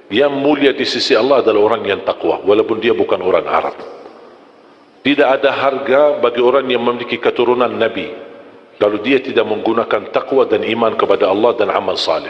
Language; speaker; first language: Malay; non-native, fluent; Arabic